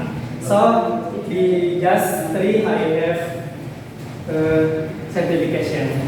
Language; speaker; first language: English; non-native, learner; Indonesian